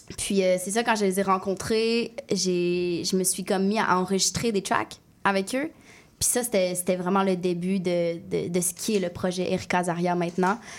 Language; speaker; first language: French; native; French